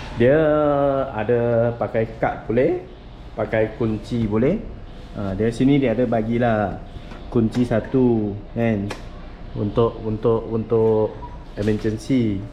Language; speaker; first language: Malay; native; Malay